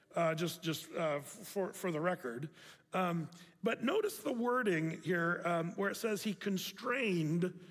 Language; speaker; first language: English; native; English